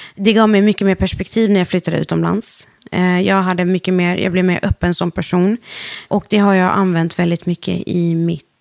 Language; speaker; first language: Swedish; early bilingual, other home language; Arabic